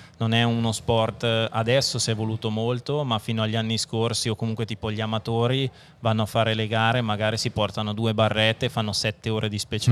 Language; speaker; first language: Italian; native; Italian